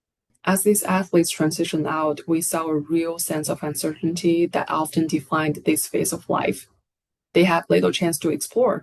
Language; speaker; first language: English; non-native, fluent; Chinese